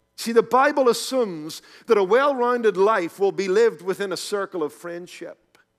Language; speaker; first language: English; native; English